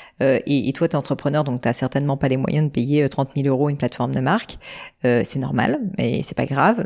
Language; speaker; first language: French; native; French